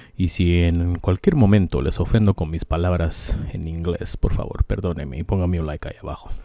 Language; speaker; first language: Spanish; early bilingual, heritage; Spanish